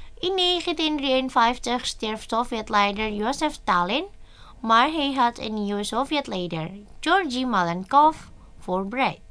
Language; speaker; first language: Dutch; non-native, learner; Indonesian